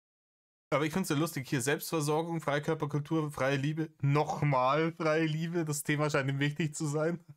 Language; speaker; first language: German; native; German